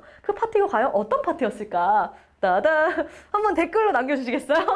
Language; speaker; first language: Korean; native; Korean